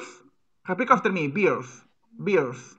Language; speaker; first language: English; non-native, fluent; Spanish